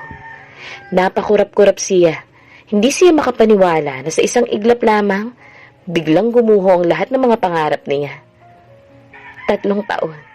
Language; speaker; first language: Filipino; native; Filipino